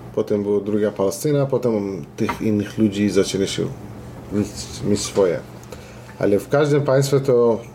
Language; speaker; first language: Polish; non-native, fluent; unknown